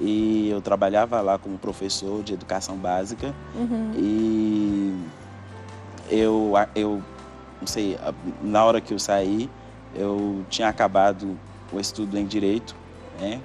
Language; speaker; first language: Portuguese; non-native, fluent; Haitian Creole